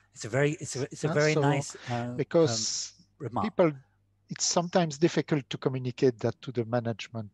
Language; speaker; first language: English; non-native, fluent; French